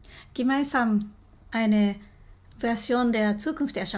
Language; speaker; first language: German; non-native, learner; Japanese